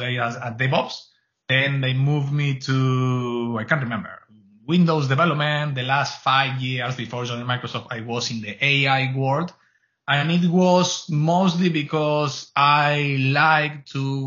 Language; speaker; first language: English; non-native, fluent; Spanish